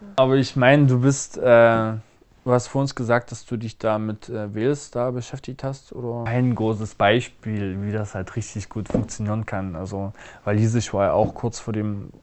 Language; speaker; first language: German; non-native, local second language; Upper Sorbian